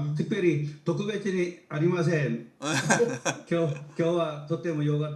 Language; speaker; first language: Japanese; non-native, learner; Korean